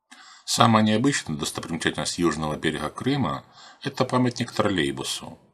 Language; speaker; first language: Russian; native; Russian